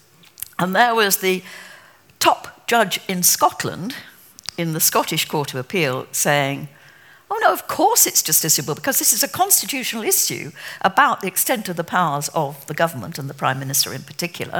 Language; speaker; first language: English; native; English